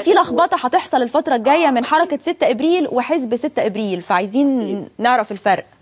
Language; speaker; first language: Arabic; native; Arabic